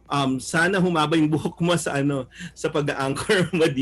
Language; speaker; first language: Filipino; native; Filipino